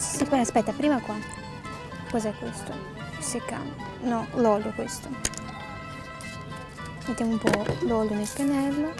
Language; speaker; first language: Italian; non-native, learner; Portuguese